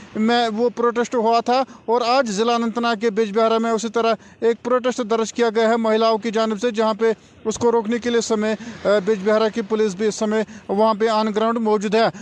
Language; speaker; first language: Urdu; non-native, local second language; Kashmiri